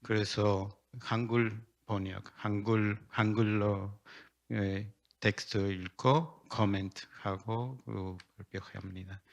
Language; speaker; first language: Korean; non-native, learner; Spanish